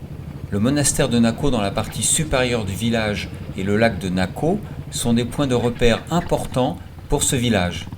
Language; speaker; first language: French; native; French